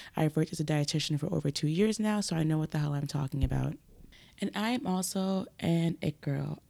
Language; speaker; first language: English; native; English